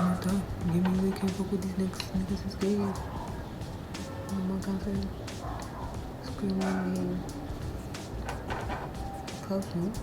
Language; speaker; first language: English; native; English